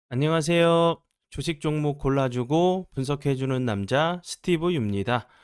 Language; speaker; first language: Korean; native; Korean